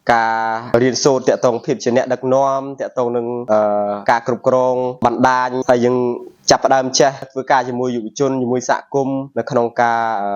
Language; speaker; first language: Khmer; non-native, local second language; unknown